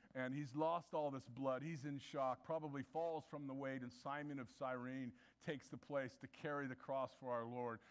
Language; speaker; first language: English; native; English